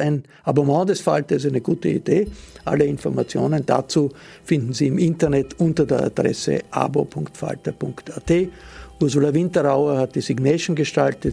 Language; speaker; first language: German; native; German